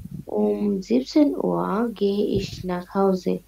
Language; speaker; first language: German; non-native, learner; Bangla